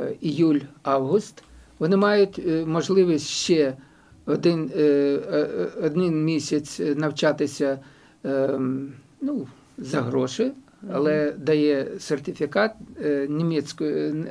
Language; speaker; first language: Ukrainian; non-native, local second language; Russian